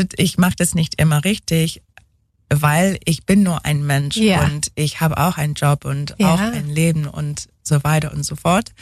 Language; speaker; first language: German; non-native, fluent; English